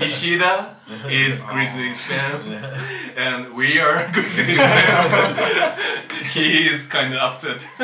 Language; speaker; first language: English; non-native, learner; Japanese